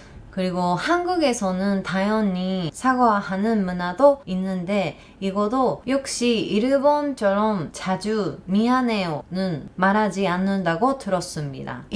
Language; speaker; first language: Korean; non-native, learner; Japanese